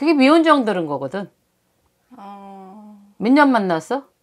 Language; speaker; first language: Korean; native; Korean